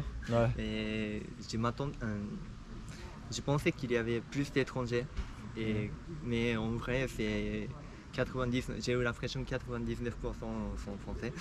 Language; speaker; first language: French; non-native, fluent; Japanese